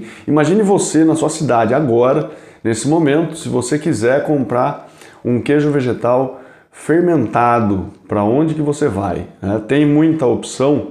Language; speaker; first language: Portuguese; native; Portuguese